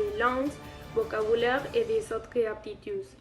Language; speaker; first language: French; non-native, learner; Spanish